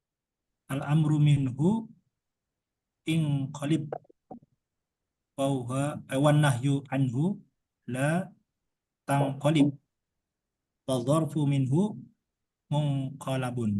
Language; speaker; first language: Arabic; non-native, learner; Indonesian